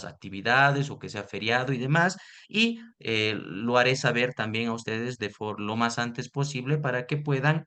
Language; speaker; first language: Spanish; native; Spanish